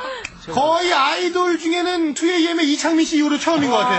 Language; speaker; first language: Korean; native; Korean